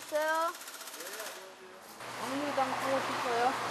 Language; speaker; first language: Korean; non-native, learner; Bangla